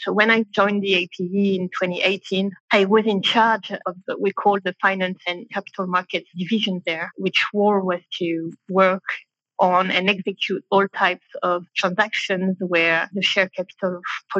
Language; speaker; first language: English; non-native, fluent; French